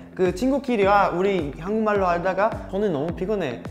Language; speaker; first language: Korean; non-native, learner; Portuguese